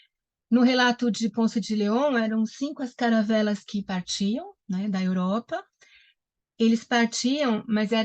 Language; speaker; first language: Portuguese; non-native, fluent; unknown